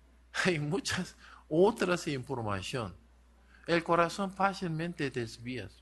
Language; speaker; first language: Spanish; non-native, learner; Korean